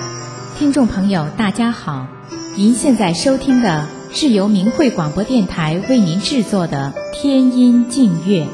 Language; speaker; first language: Chinese; native; Chinese